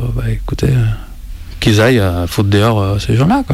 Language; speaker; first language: French; non-native, fluent; Spanish